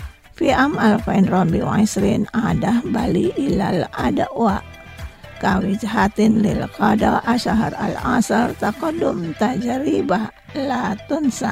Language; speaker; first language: Arabic; non-native, fluent; Indonesian